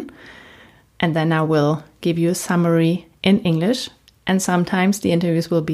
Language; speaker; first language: English; non-native, fluent; German